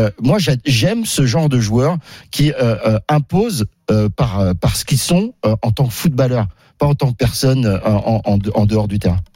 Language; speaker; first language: French; native; French